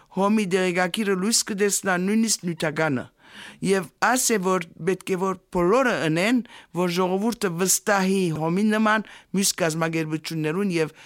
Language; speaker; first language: Armenian; early bilingual, heritage; Armenian